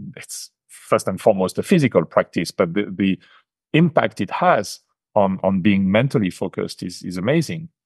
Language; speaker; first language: English; non-native, fluent; French